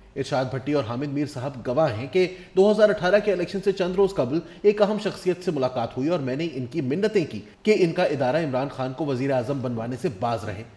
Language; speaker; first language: Urdu; non-native, local second language; Pashto